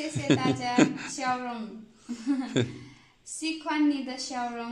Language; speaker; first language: Chinese; non-native, learner; Nepali